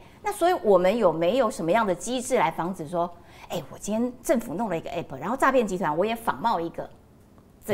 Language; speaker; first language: Chinese; native; Chinese